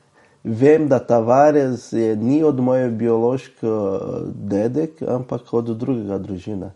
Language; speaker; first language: Slovenian; non-native, fluent; Portuguese